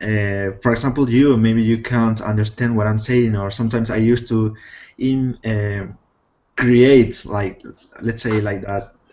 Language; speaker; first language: English; non-native, fluent; Spanish